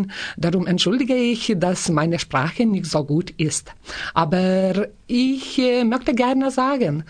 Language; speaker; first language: German; non-native, learner; Lithuanian